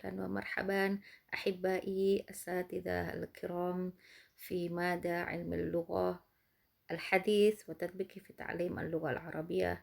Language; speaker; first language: Arabic; non-native, fluent; Indonesian